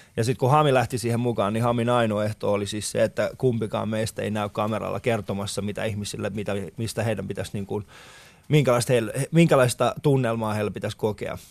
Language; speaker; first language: Finnish; early bilingual, other home language; Persian